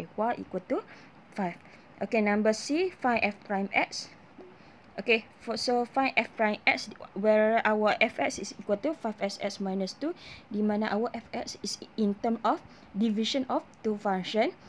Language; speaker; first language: English; non-native, local second language; Malay